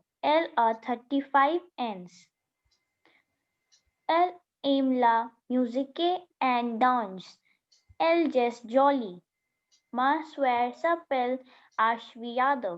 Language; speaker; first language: French; non-native, learner; Hindi